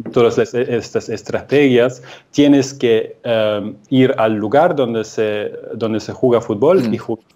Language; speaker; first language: Spanish; non-native, fluent; Russian